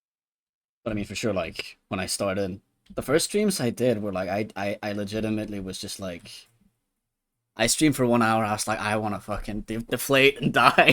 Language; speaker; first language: English; native; English